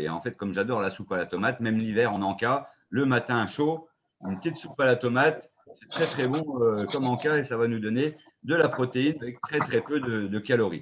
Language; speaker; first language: French; native; French